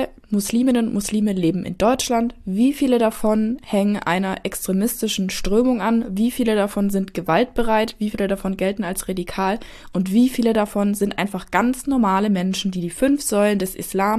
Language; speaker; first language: German; native; German